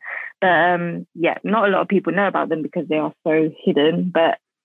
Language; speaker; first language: English; native; English